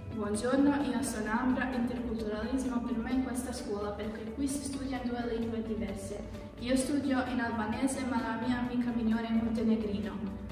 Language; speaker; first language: Italian; non-native, learner; Albanian